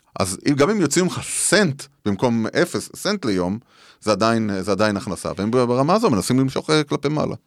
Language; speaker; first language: Hebrew; native; Hebrew